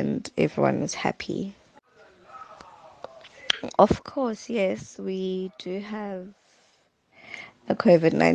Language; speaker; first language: English; non-native, local second language; Zulu